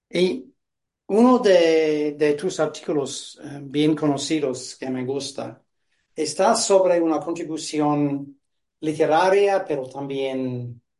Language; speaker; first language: Spanish; non-native, fluent; English